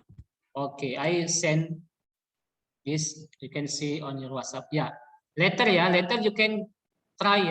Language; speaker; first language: English; non-native, learner; Indonesian